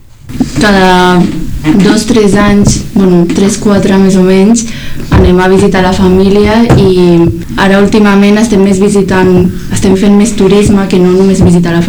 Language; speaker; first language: Catalan; early bilingual, other home language; Chinese